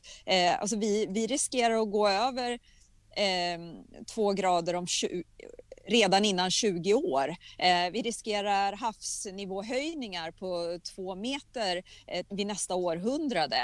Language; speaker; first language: Swedish; native; Swedish